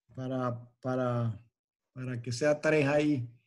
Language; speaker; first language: Spanish; native; Spanish